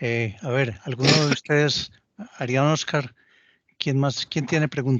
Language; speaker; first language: Spanish; native; Spanish